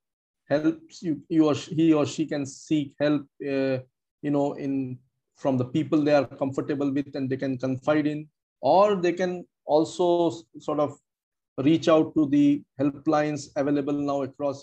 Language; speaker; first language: English; non-native, local second language; Marathi